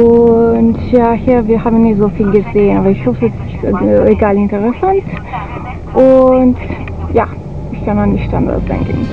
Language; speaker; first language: German; non-native, learner; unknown